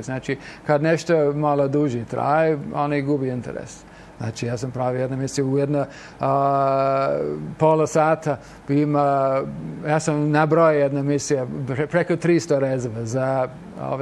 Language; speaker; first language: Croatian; non-native, fluent; English